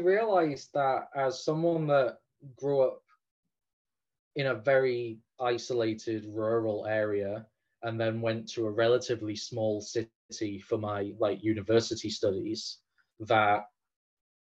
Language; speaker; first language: English; native; English